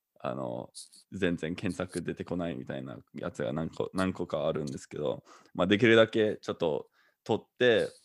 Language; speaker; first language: Japanese; non-native, fluent; English